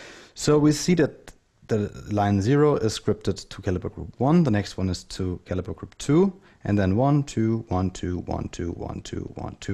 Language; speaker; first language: English; non-native, fluent; German